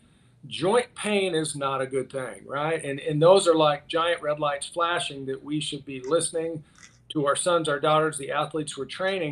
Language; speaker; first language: English; native; English